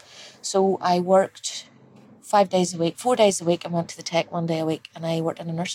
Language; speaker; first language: English; native; English